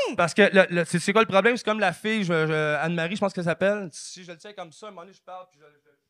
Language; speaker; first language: French; native; French